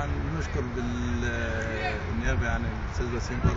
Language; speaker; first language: Arabic; native; Arabic